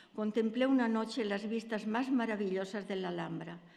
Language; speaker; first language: Spanish; native; Spanish